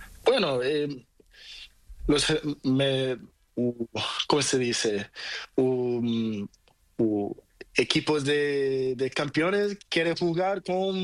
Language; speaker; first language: Spanish; non-native, learner; Portuguese